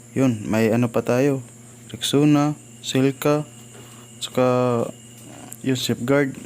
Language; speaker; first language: Filipino; non-native, local second language; Cebuano